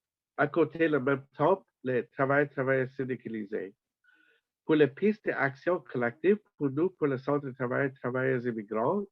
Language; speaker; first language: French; non-native, learner; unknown